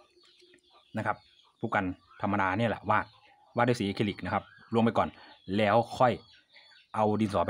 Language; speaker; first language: Thai; native; Thai